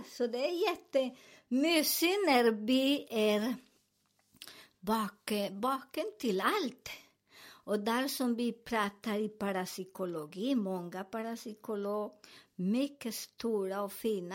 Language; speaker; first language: Swedish; non-native, learner; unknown